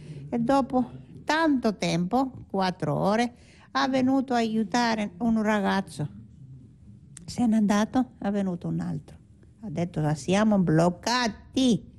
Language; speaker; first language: Italian; non-native, learner; Greek